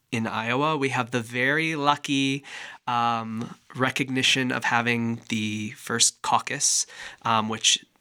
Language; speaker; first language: English; native; English